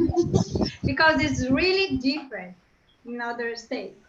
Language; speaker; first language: English; non-native, learner; Portuguese